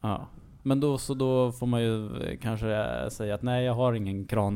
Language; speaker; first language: Swedish; native; Swedish